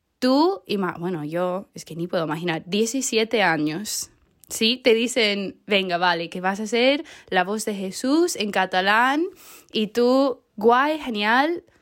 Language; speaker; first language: Spanish; non-native, fluent; English